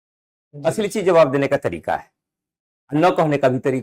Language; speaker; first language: Hindi; native; Hindi